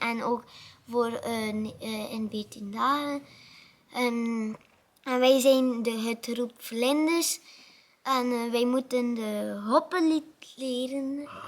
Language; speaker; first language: Dutch; non-native, learner; French